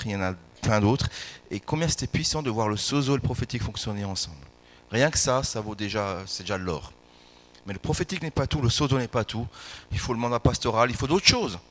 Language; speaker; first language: French; native; French